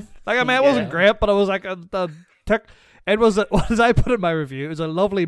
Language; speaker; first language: English; native; English